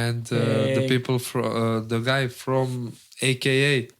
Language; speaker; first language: English; non-native, learner; Serbian